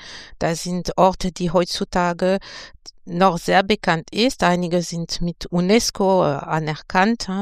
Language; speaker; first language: German; non-native, fluent; French